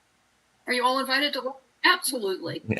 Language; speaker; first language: English; native; English